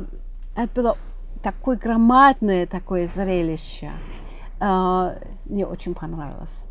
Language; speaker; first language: Russian; non-native, fluent; German